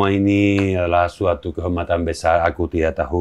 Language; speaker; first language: Indonesian; non-native, learner; Spanish